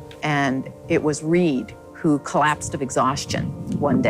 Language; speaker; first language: English; native; English